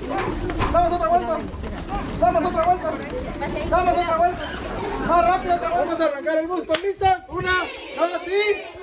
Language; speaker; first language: Spanish; native; Spanish